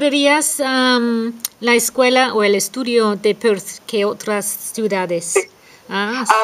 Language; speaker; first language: Spanish; non-native, fluent; English